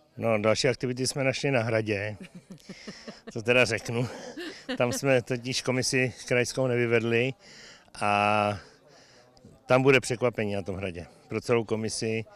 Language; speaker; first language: Czech; native; Czech